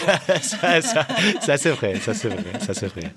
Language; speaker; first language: French; non-native, learner; Catalan